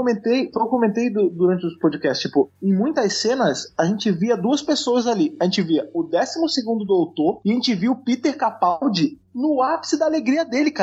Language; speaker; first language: Portuguese; native; Portuguese